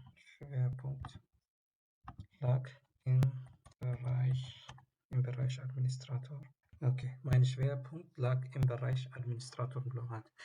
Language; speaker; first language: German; non-native, learner; Tigrinya